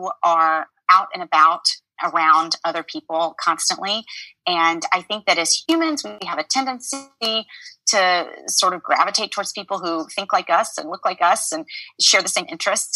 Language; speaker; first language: English; native; English